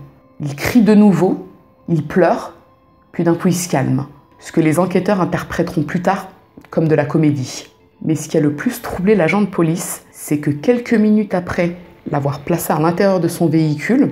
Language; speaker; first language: French; native; French